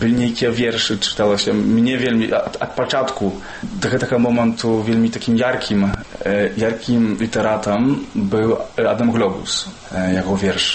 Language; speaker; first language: Belarusian; early bilingual, heritage; Belarusian